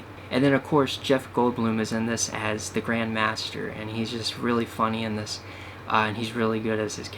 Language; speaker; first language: English; native; English